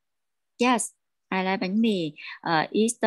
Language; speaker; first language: English; non-native, learner; Vietnamese